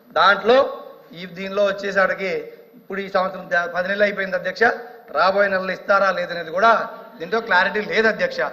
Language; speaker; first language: Telugu; native; Telugu